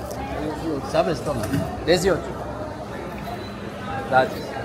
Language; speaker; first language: Spanish; non-native, learner; Swedish